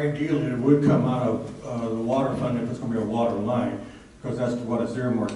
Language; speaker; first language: English; native; English